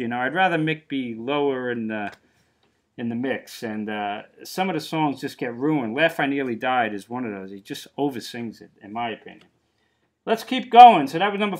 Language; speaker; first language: English; native; English